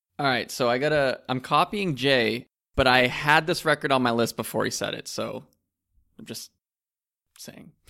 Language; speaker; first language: English; native; English